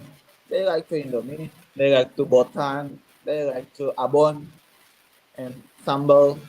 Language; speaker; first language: English; non-native, learner; Indonesian